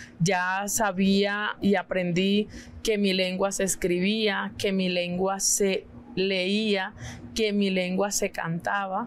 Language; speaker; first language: Spanish; non-native, local second language; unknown